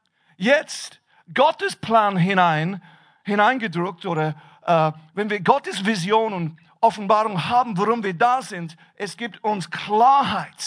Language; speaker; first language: German; non-native, fluent; English